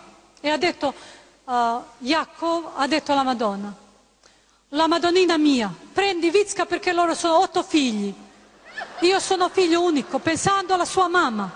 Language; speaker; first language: Italian; non-native, fluent; Croatian